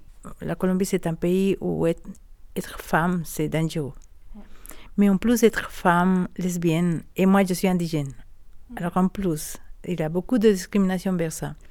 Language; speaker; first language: French; non-native, learner; Spanish